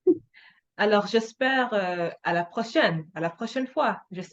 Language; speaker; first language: French; non-native, fluent; English